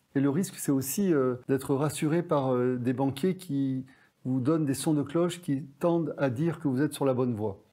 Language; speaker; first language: French; native; French